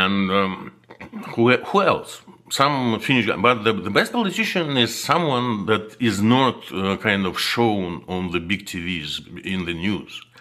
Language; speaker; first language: English; non-native, fluent; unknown